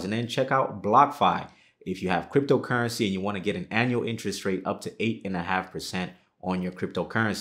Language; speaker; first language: English; native; English